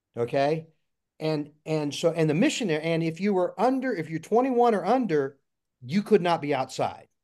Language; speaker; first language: English; native; English